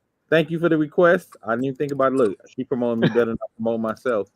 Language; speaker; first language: English; native; English